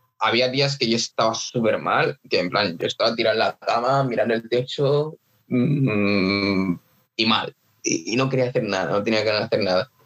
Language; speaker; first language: Spanish; early bilingual, other home language; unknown